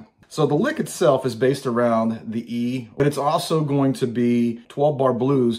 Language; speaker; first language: English; native; English